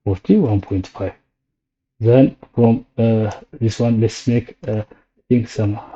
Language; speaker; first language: English; non-native, local second language; Amharic